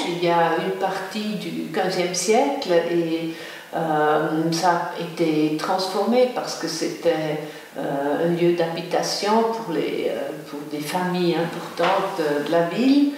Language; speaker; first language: French; non-native, local second language; German